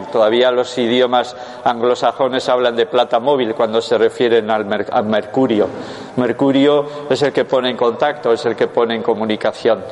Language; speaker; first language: Spanish; non-native, local second language; Basque